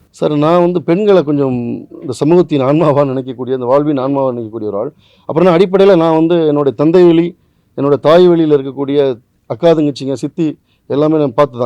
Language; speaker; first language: Tamil; native; Tamil